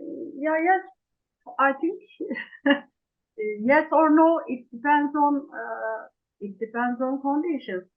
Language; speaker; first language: English; non-native, fluent; Turkish